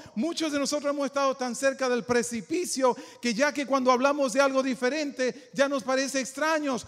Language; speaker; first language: Spanish; native; Spanish